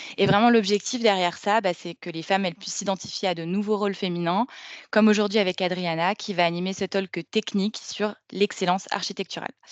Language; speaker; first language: French; native; French